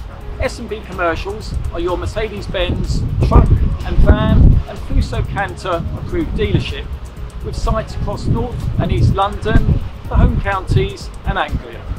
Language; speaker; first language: English; native; English